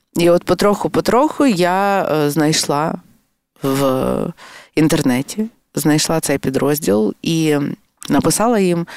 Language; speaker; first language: Ukrainian; native; Ukrainian